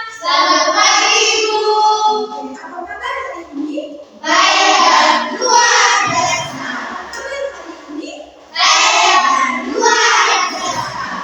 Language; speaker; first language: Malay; non-native, local second language; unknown